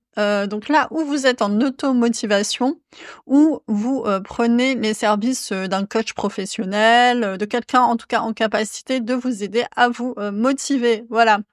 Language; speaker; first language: French; native; French